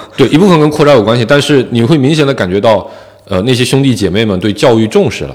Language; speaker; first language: Chinese; native; Chinese